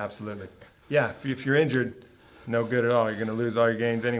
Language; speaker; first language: English; native; English